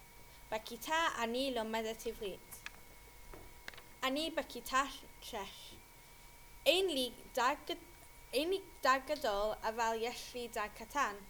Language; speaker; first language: Hebrew; non-native, learner; English